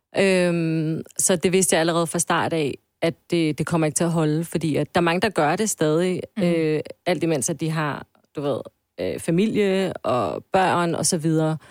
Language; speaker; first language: Danish; early bilingual, other home language; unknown